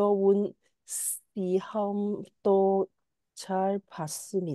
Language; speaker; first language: Korean; non-native, learner; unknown